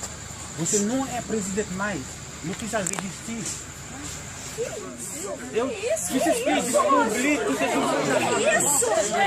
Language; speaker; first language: Portuguese; non-native, learner; Haitian Creole